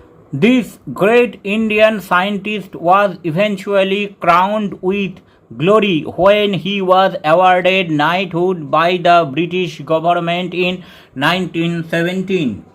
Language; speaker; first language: English; non-native, local second language; Bangla